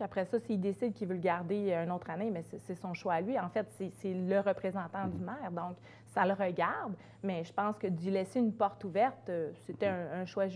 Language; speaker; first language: French; native; French